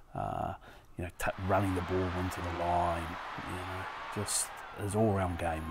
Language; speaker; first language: English; native; English